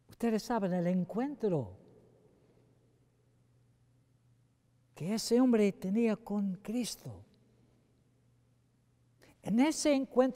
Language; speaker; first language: Spanish; non-native, fluent; English